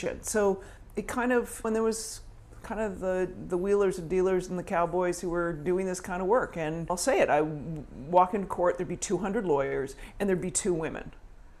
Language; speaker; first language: English; native; English